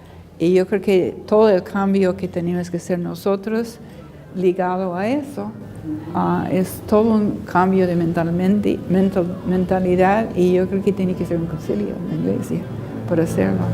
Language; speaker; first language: Spanish; non-native, learner; English